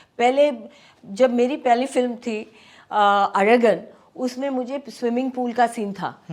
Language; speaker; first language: Hindi; non-native, local second language; Tamil